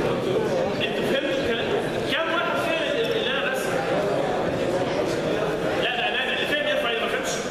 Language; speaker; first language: Arabic; native; Arabic